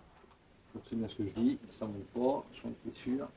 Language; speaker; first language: French; native; French